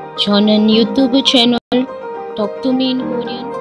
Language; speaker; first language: Korean; non-native, learner; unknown